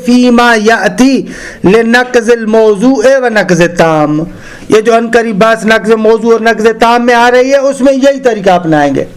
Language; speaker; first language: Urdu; native; Urdu